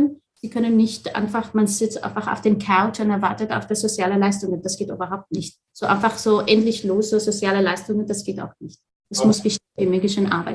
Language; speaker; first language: German; non-native, fluent; Arabic